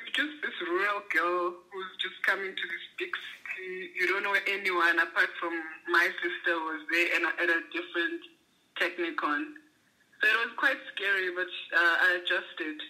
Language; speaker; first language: English; non-native, local second language; Xhosa